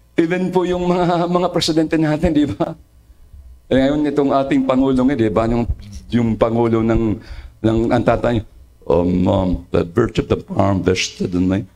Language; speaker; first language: Filipino; non-native, local second language; Masbatenyo